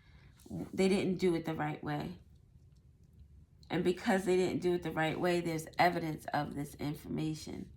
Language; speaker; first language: English; native; English